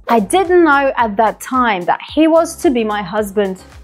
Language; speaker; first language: English; non-native, fluent; Russian